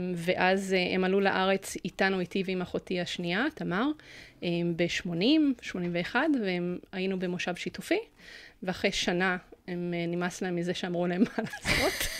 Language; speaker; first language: Hebrew; early bilingual, other home language; English